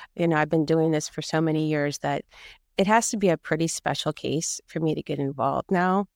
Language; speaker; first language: English; native; English